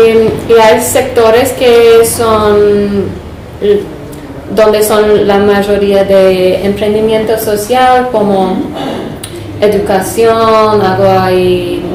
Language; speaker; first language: Spanish; non-native, fluent; English